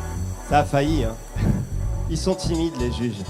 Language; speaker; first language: French; native; French